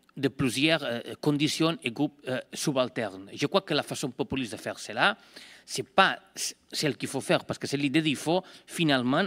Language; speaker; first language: French; non-native, fluent; Spanish